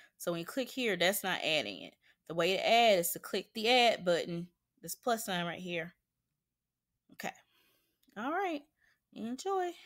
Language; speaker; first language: English; native; English